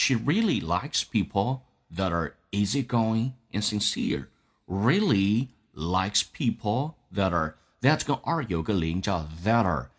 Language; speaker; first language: English; non-native, fluent; Chinese